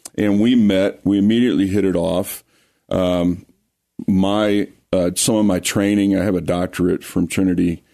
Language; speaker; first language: English; native; English